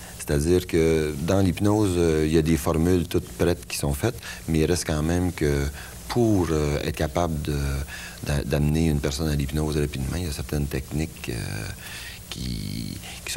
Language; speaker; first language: French; native; French